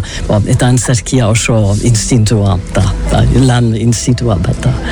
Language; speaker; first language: Basque; non-native, learner; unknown